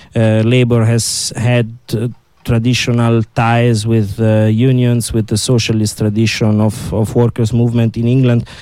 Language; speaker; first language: English; non-native, fluent; Italian